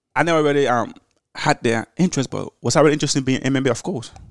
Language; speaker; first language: English; early bilingual, other home language; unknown